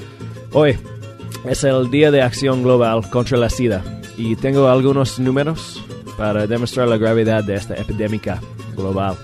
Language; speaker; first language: Spanish; non-native, fluent; English